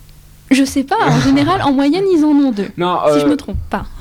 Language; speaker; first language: French; native; French